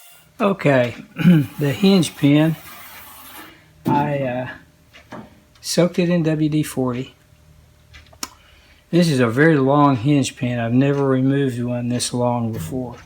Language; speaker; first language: English; native; English